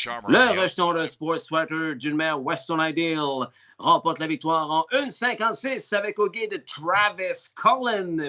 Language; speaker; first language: French; native; French